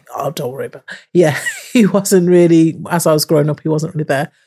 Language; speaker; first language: English; early bilingual, other home language; Yoruba